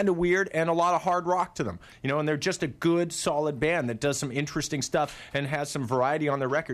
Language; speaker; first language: English; native; English